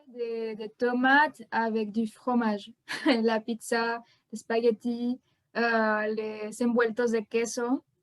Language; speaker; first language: French; non-native, fluent; Spanish